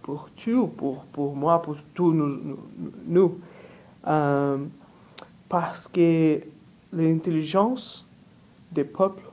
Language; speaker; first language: French; non-native, learner; Portuguese